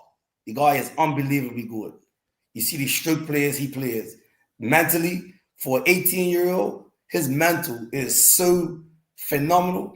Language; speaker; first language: English; native; English